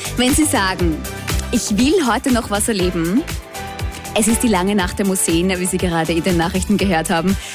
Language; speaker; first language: German; native; German